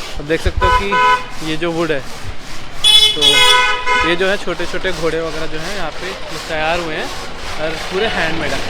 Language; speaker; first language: Hindi; non-native, local second language; Bangla